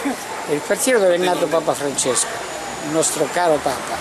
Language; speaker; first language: Italian; native; Italian